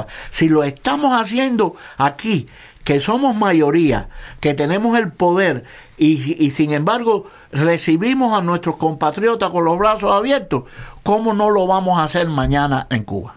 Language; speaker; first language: Spanish; native; Spanish